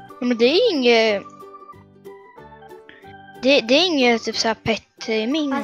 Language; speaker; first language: Swedish; native; Swedish